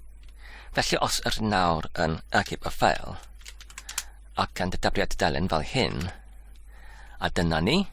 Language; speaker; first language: Welsh; non-native, learner; English